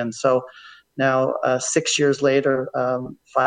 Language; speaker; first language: English; native; English